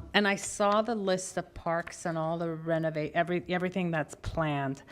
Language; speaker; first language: English; native; English